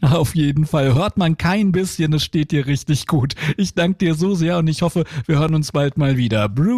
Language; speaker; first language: German; native; German